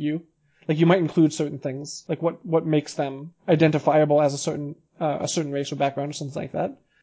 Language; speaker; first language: English; native; English